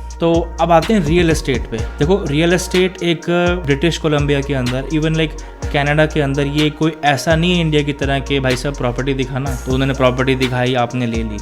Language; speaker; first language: Hindi; non-native, local second language; Punjabi